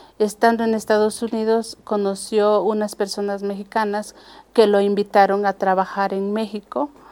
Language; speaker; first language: Spanish; native; Spanish